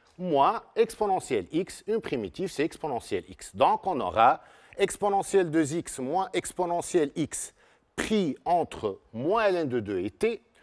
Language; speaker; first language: French; non-native, local second language; Arabic